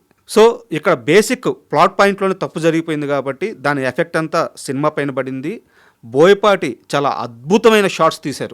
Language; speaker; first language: Telugu; native; Telugu